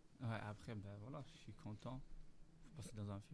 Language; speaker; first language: French; non-native, learner; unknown